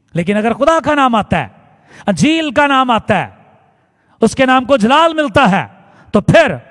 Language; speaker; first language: Urdu; non-native, local second language; Punjabi